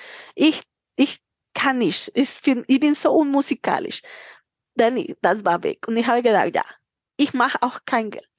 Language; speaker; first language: German; non-native, fluent; Spanish